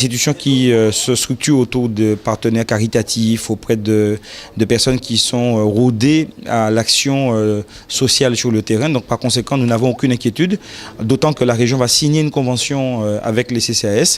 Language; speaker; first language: French; native; French